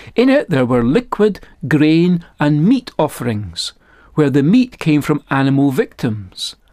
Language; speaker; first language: English; native; English